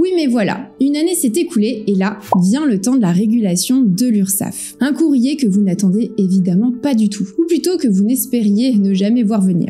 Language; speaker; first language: French; native; French